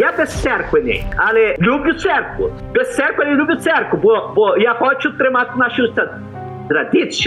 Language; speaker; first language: Ukrainian; early bilingual, heritage; Portuguese